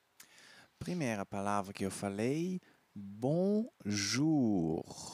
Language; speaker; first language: Portuguese; non-native, fluent; French